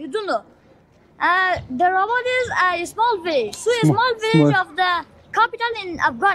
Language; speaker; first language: English; non-native, learner; Persian